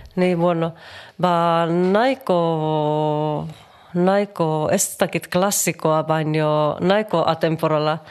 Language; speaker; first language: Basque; non-native, learner; Finnish